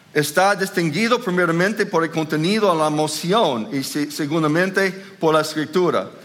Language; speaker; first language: Spanish; non-native, fluent; English